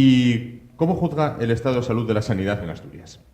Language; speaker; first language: Spanish; native; Spanish